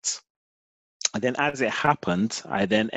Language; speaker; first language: English; native; English